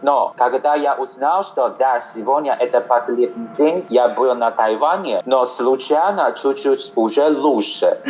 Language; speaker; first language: Russian; non-native, fluent; Chinese